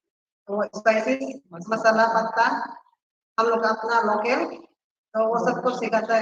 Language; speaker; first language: Hindi; non-native, local second language; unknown